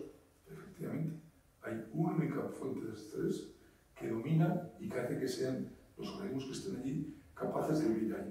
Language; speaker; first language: Spanish; native; Spanish